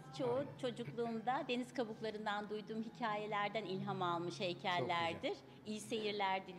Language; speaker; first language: Turkish; native; Turkish